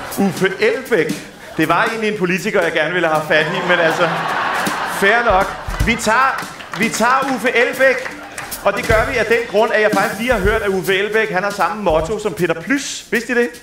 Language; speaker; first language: Danish; native; Danish